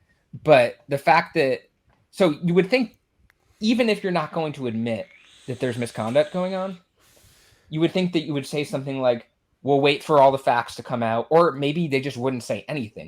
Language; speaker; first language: English; native; English